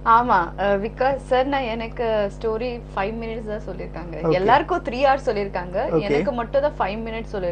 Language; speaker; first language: Tamil; non-native, local second language; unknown